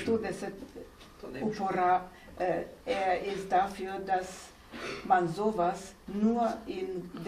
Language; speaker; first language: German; non-native, fluent; Slovenian